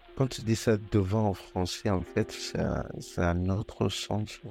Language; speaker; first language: French; non-native, fluent; Yoruba